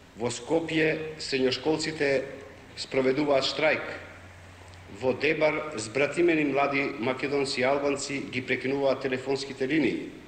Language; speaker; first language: Macedonian; native; Macedonian